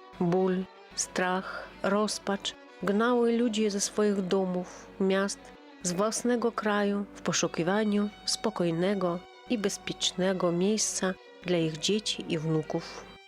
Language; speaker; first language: Polish; non-native, local second language; Ukrainian